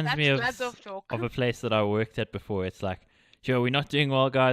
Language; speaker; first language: English; native; English